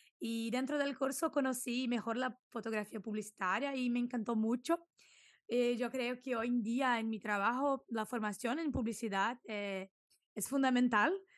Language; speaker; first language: Spanish; non-native, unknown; Portuguese